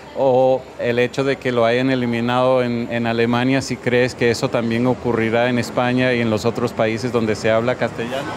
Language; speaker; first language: Spanish; non-native, fluent; English